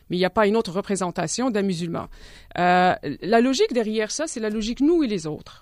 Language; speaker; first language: French; non-native, local second language; Arabic